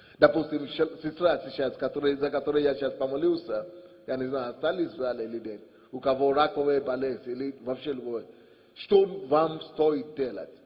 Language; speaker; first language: Russian; non-native, fluent; Yoruba